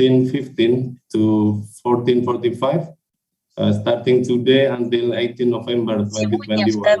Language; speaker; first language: English; non-native, fluent; Indonesian